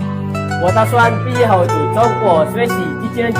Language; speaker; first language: Chinese; non-native, learner; Indonesian